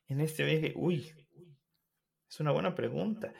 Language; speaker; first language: Spanish; native; Spanish